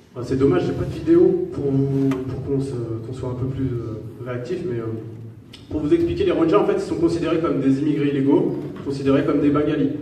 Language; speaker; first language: French; native; French